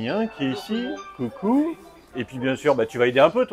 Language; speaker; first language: French; native; French